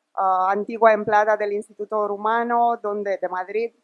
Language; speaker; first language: Spanish; non-native, fluent; Romanian